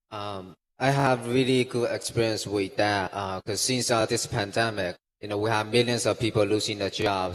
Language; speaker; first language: English; non-native, fluent; Chinese